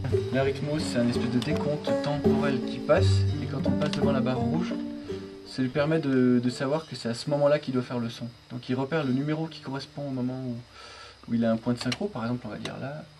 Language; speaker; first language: French; native; French